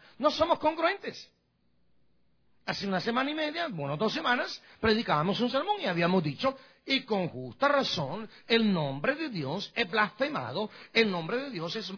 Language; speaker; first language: Spanish; native; Spanish